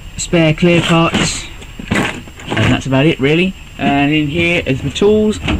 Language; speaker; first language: English; native; English